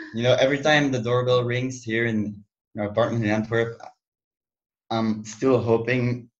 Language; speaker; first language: English; non-native, fluent; Dutch